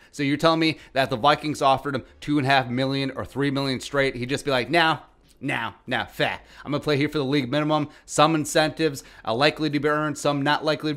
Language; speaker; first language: English; native; English